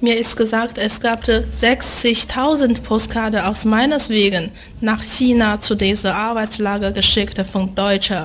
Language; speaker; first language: German; non-native, fluent; Chinese